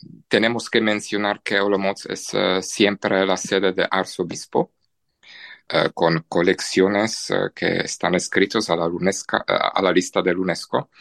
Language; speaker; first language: Spanish; non-native, fluent; Czech